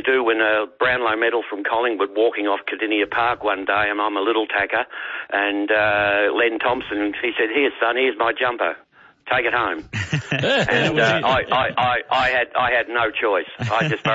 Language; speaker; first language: English; native; English